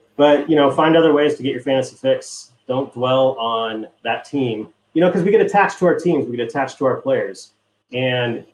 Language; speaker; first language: English; native; English